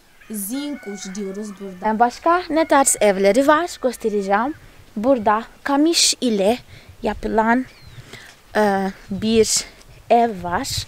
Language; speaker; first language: Turkish; non-native, fluent; Portuguese